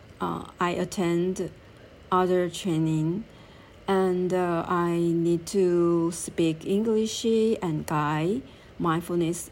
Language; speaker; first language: English; non-native, learner; Chinese